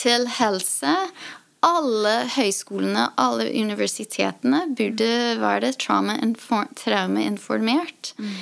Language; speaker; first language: Norwegian; non-native, fluent; English